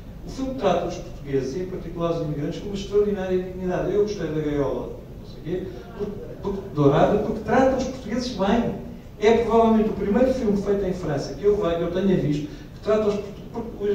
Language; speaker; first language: Portuguese; native; Portuguese